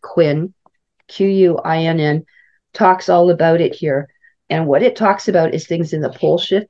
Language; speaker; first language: English; native; English